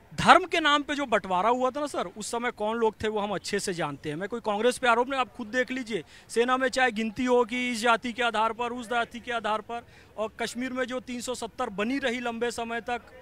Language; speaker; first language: Hindi; native; Hindi